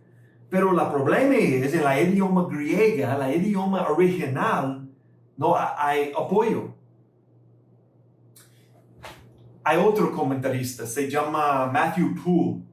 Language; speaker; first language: Spanish; non-native, fluent; English